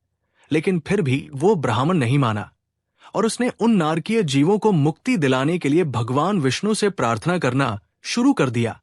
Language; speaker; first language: Hindi; native; Hindi